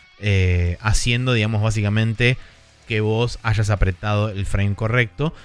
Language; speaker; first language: Spanish; native; Spanish